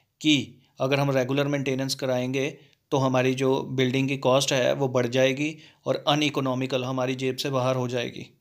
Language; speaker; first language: Hindi; native; Hindi